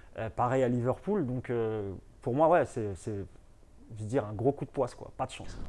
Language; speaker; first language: French; native; French